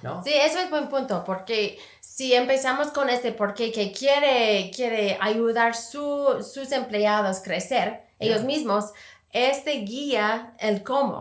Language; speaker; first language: Spanish; non-native, fluent; English